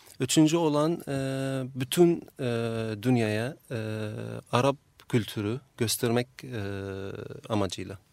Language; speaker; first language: Turkish; non-native, fluent; Arabic